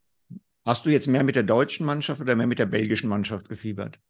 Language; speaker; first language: German; native; German